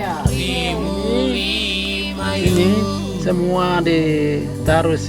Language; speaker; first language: Indonesian; non-native, local second language; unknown